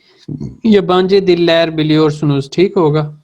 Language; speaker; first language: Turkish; non-native, learner; Urdu